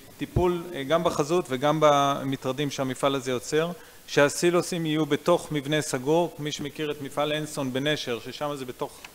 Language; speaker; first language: Hebrew; native; Hebrew